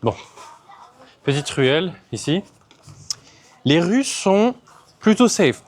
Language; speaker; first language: French; native; French